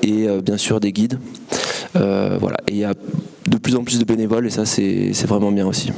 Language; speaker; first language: French; native; French